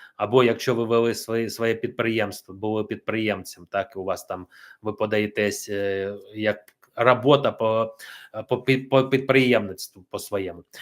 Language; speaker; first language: Ukrainian; non-native, local second language; Russian